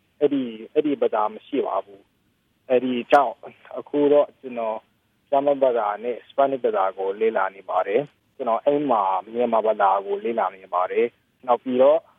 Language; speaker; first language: Burmese; non-native, learner; English